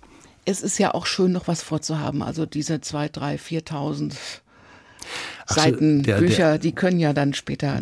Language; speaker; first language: German; native; German